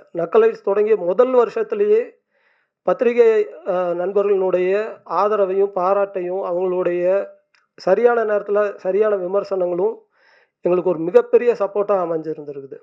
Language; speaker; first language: Tamil; native; Tamil